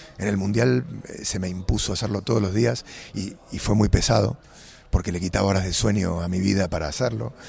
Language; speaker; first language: Spanish; native; Spanish